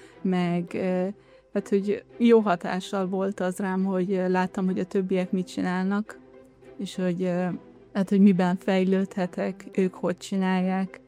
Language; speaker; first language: Hungarian; early bilingual, heritage; Hungarian